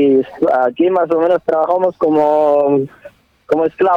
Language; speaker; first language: Spanish; non-native, learner; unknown